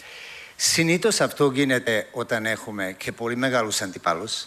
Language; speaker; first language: Greek; non-native, fluent; Serbian